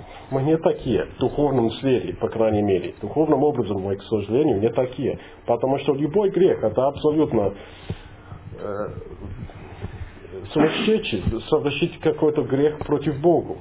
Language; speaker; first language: Russian; non-native, fluent; English